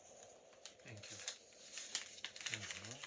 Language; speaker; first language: English; non-native, learner; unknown